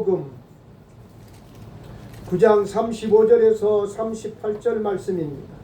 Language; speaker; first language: Korean; native; Korean